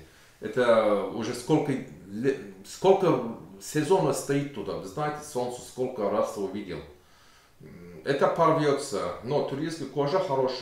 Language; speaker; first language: Russian; non-native, learner; Turkish